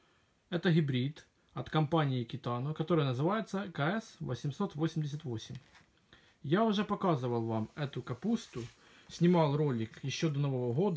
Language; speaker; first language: Russian; native; Russian